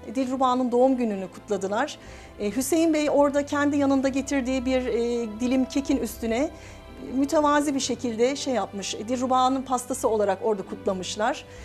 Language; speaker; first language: Turkish; native; Turkish